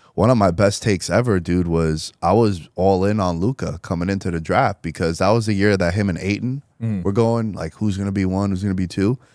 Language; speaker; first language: English; native; English